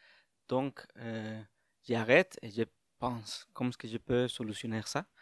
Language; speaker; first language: French; non-native, learner; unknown